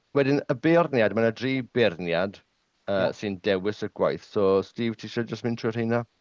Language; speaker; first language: Welsh; non-native, local second language; English